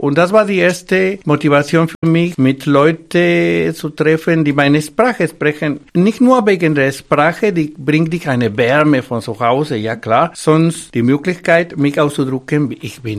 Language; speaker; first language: German; non-native, fluent; Spanish